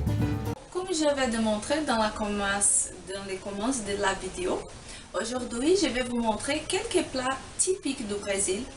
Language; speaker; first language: French; non-native, fluent; Portuguese